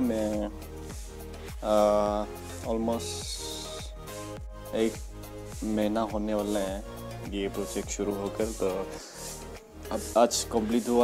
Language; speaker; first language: Hindi; non-native, local second language; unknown